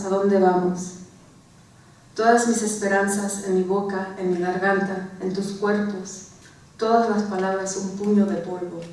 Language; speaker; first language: Spanish; early bilingual, heritage; Spanish